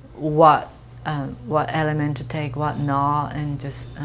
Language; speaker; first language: English; non-native, fluent; Japanese